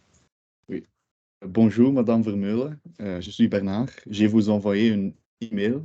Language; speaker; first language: French; non-native, local second language; Dutch